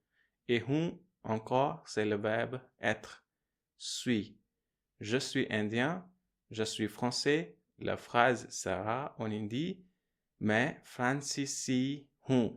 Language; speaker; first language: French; non-native, fluent; Hindi